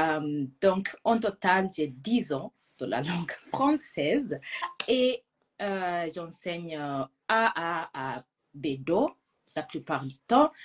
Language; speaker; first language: French; non-native, fluent; Gusii